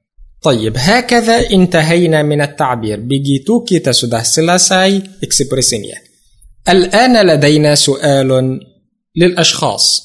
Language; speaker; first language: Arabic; non-native, fluent; Indonesian